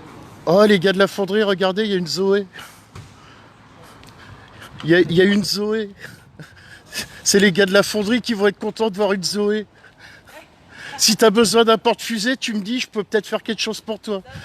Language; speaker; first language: French; native; French